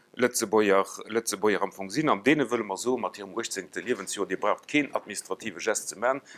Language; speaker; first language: Luxembourgish; native; Luxembourgish